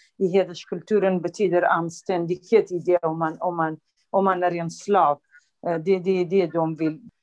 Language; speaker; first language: Swedish; non-native, fluent; Kurdish